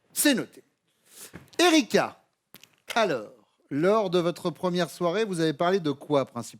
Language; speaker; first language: French; native; French